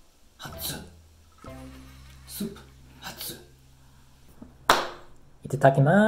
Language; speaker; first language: Japanese; non-native, learner; English